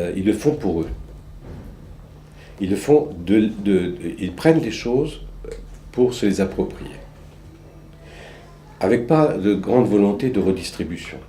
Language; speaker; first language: French; early bilingual, other home language; Romanian